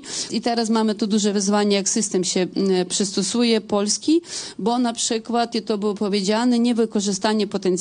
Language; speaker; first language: Polish; non-native, fluent; Ukrainian